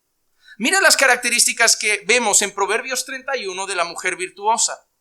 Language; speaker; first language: Spanish; native; Spanish